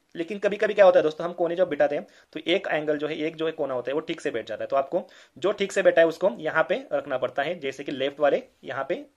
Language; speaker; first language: Hindi; non-native, local second language; Marathi